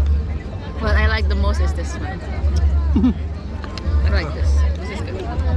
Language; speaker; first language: English; non-native, local second language; Indonesian